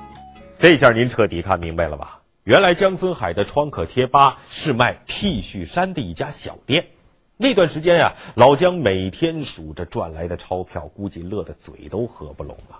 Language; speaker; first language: Chinese; native; Chinese